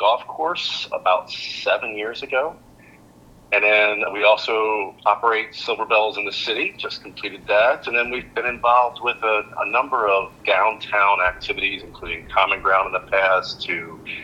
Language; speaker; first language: English; native; English